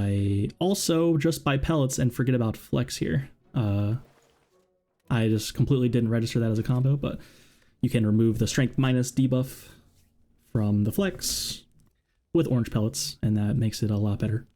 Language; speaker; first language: English; native; English